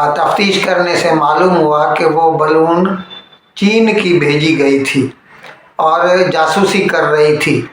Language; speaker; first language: Urdu; non-native, local second language; Sindhi